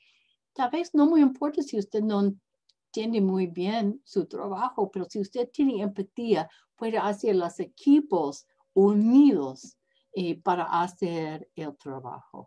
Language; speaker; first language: Spanish; non-native, learner; English